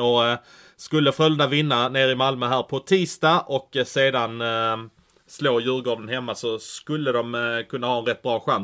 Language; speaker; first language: Swedish; native; Swedish